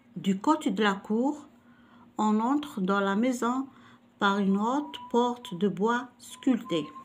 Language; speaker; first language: French; non-native, local second language; Arabic